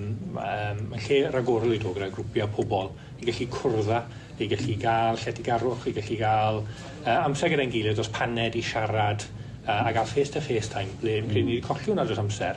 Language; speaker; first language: Welsh; native; Welsh